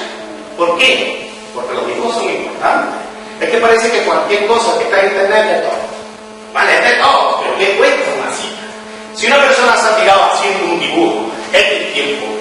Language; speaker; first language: Spanish; native; Spanish